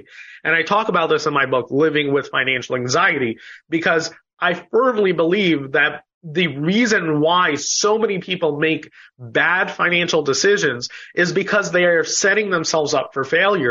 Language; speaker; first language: English; native; English